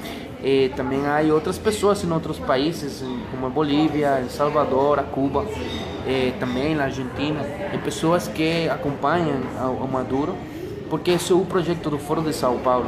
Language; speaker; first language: Portuguese; non-native, fluent; Spanish